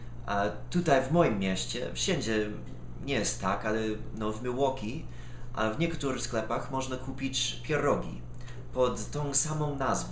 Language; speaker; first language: Polish; non-native, fluent; English